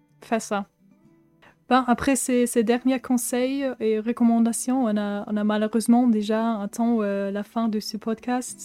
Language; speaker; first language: French; non-native, fluent; German